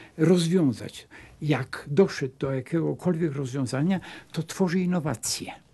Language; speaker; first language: Polish; non-native, local second language; Kashubian